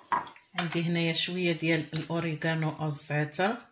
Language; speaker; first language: Arabic; native; Arabic